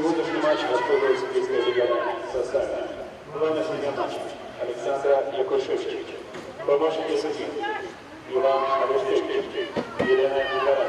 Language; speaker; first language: Russian; native; Russian